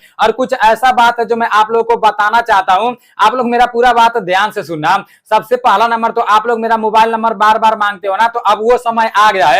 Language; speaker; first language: Hindi; native; Hindi